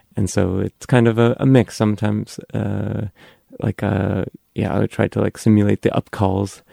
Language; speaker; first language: English; native; English